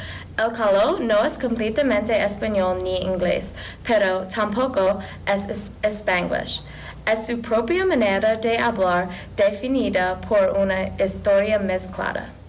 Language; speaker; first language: Spanish; non-native, learner; English